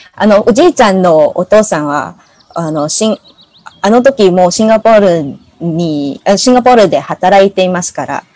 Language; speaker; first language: Japanese; non-native, learner; English